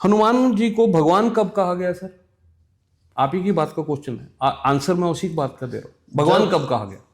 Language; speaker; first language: Hindi; non-native, local second language; Punjabi